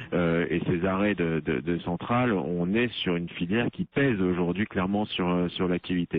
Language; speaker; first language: French; native; French